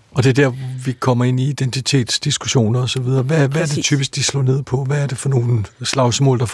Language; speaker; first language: Danish; native; Danish